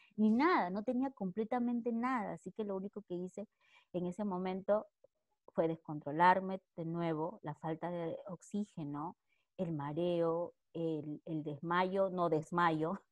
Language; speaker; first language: Spanish; native; Spanish